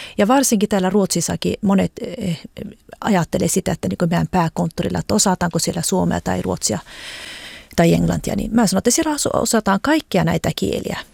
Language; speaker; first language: Finnish; early bilingual, heritage; Finnish